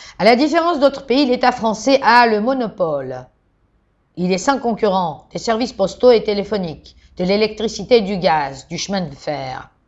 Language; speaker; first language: French; non-native, fluent; Georgian